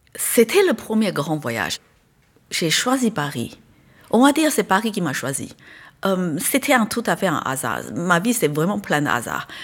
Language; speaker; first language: French; non-native, fluent; Chinese